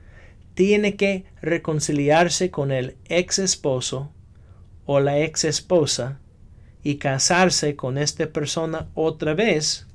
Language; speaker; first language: Spanish; non-native, fluent; English